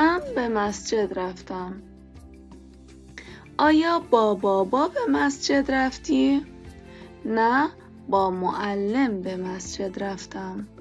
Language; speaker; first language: Persian; non-native, fluent; Arabic